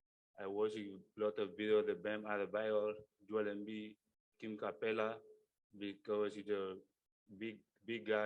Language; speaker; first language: English; non-native, learner; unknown